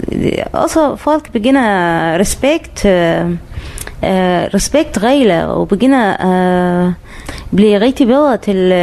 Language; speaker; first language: Danish; non-native, learner; Arabic